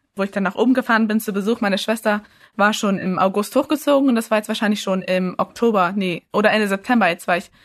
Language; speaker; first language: German; early bilingual, other home language; English